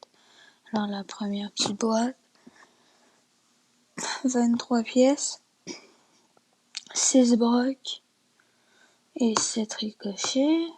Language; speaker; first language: French; native; French